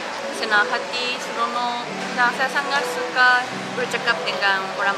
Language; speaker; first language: Indonesian; non-native, fluent; Japanese